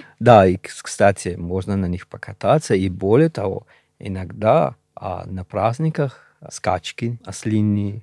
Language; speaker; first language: Russian; non-native, local second language; Shughni